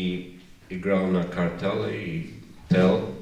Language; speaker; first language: Russian; non-native, learner; English